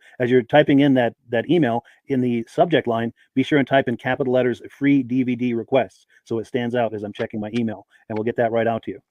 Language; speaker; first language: English; native; English